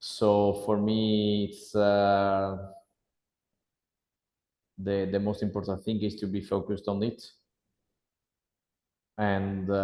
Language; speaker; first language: English; non-native, learner; Italian